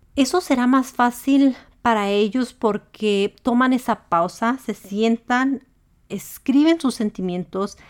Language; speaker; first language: Spanish; early bilingual, heritage; Spanish